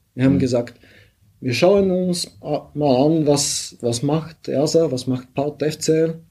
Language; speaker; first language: German; non-native, fluent; Bulgarian